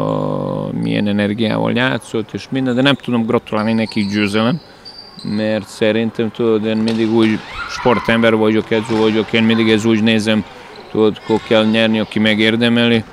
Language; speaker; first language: Hungarian; non-native, learner; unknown